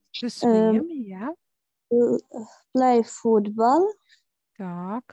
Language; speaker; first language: English; non-native, learner; Ukrainian